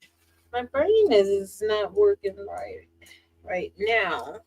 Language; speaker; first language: English; native; English